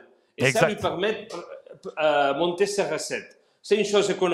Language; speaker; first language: French; non-native, fluent; Spanish